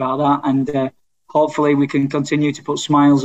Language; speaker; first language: English; native; English